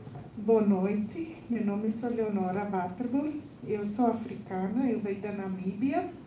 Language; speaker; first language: Portuguese; non-native, learner; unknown